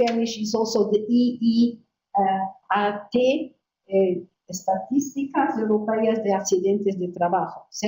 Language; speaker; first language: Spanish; non-native, learner; Portuguese